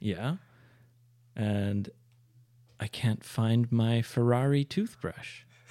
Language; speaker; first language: English; native; English